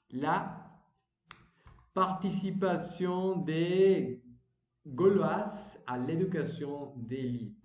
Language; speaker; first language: French; non-native, learner; Spanish